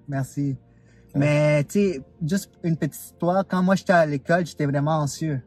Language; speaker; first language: French; non-native, fluent; Spanish